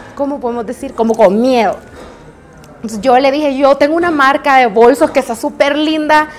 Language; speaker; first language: Spanish; native; Spanish